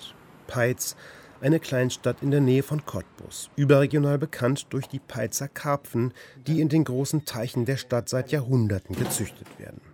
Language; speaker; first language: German; native; German